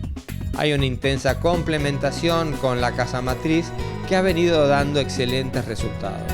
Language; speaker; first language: Spanish; native; Spanish